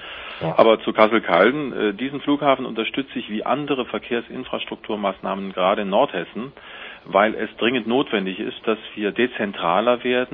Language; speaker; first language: German; native; German